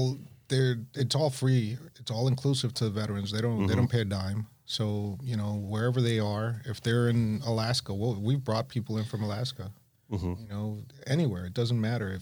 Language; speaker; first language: English; native; English